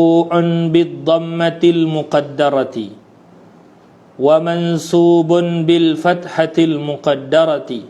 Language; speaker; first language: Arabic; non-native, fluent; Malay